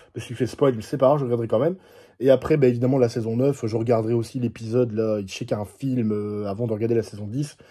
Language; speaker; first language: French; native; French